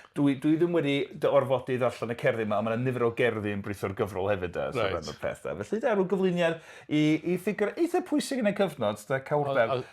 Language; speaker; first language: Welsh; native; Welsh